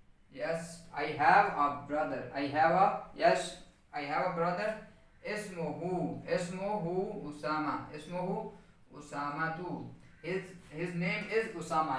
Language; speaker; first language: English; non-native, local second language; Urdu